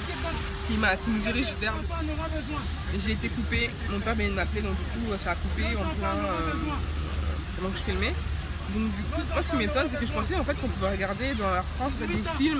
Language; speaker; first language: French; native; French